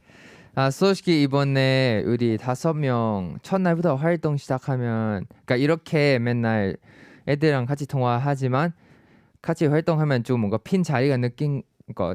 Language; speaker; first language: Korean; non-native, fluent; Thai